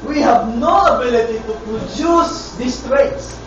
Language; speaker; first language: English; non-native, local second language; Filipino